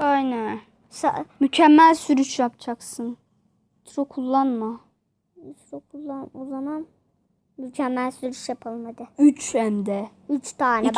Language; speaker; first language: Turkish; native; Turkish